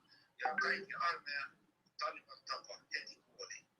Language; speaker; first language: Finnish; non-native, learner; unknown